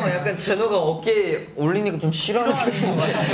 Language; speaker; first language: Korean; native; Korean